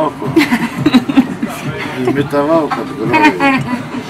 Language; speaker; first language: Russian; non-native, local second language; Lithuanian